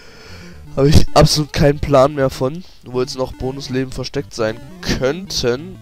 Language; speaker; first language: German; native; German